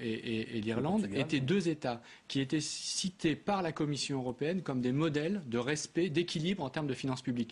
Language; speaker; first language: French; native; French